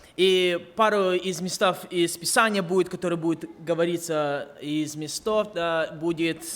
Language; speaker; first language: Russian; early bilingual, heritage; Russian